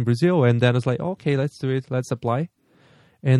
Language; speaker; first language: English; non-native, fluent; Portuguese